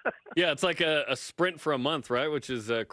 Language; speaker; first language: English; native; English